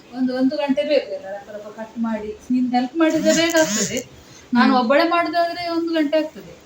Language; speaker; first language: Kannada; non-native, local second language; Konkani